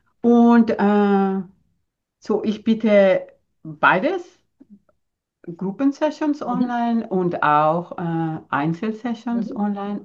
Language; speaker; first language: German; non-native, fluent; Spanish